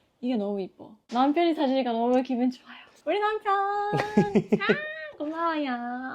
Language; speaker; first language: Korean; non-native, learner; Japanese